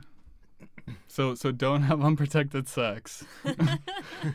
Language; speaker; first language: English; non-native, fluent; Spanish